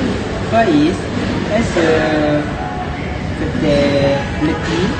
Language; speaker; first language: French; non-native, learner; Malay